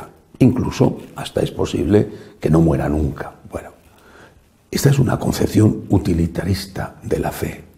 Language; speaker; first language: Spanish; native; Spanish